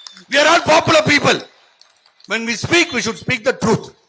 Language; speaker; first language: English; non-native, local second language; Tamil